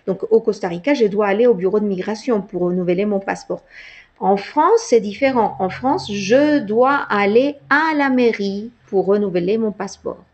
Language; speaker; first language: French; non-native, fluent; Spanish